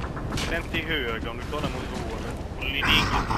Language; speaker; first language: Swedish; native; Swedish